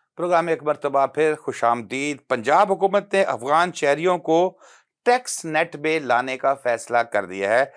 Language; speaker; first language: Urdu; non-native, local second language; Pashto